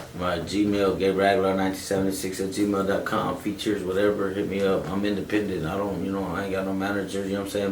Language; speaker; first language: English; native; English